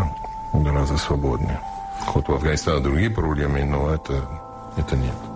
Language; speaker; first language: Russian; non-native, fluent; English